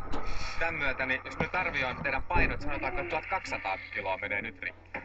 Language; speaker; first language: Finnish; native; Finnish